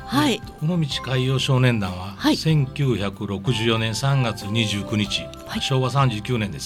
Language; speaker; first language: Japanese; native; Japanese